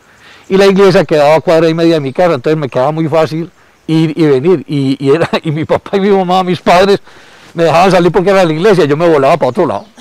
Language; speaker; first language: Spanish; native; Spanish